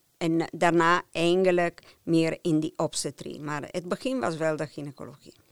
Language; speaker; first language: Dutch; non-native, fluent; Italian